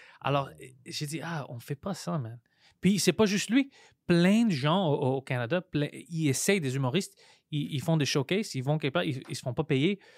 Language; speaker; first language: French; non-native, local second language; Greek